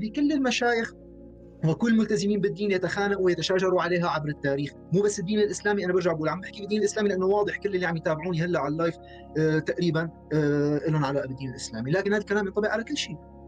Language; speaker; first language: Arabic; native; Arabic